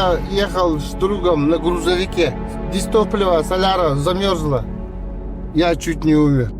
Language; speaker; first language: Russian; non-native, local second language; Yakut